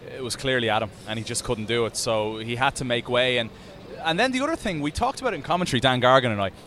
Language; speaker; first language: English; native; English